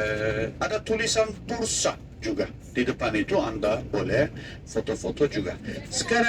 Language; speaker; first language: Indonesian; non-native, fluent; Turkish